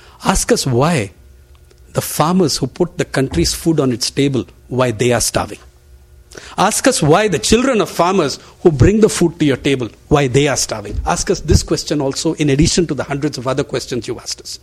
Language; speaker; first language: English; non-native, local second language; Telugu